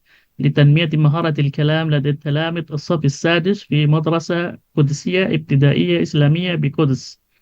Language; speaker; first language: Arabic; non-native, fluent; Indonesian